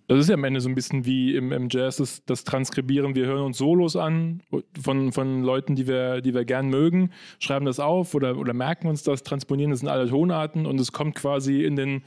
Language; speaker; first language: German; native; German